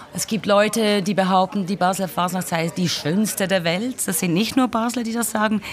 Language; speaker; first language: German; native; German